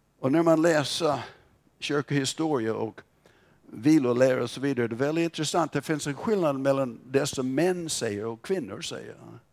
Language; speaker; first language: Swedish; non-native, fluent; English